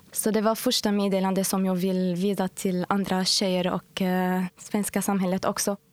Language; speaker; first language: Swedish; non-native, fluent; Arabic